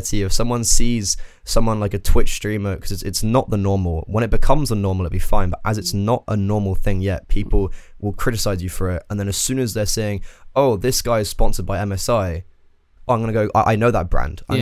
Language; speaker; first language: English; native; English